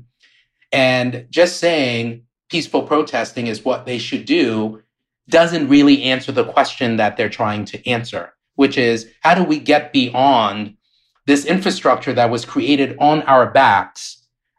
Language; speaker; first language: English; native; English